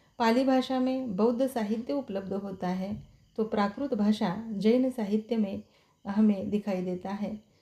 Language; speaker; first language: Hindi; non-native, local second language; Marathi